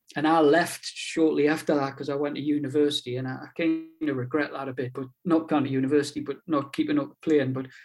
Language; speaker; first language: English; native; English